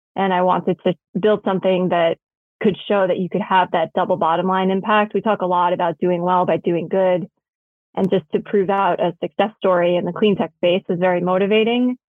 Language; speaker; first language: English; native; English